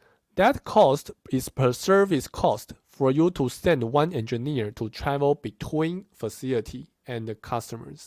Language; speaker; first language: English; non-native, fluent; Chinese